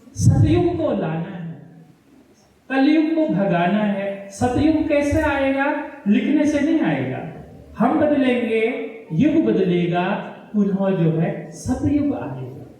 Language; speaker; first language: Hindi; native; Hindi